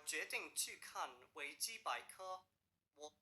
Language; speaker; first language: Chinese; non-native, learner; English